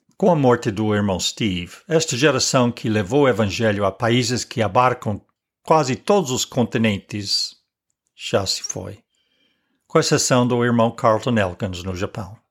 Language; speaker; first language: Portuguese; non-native, fluent; English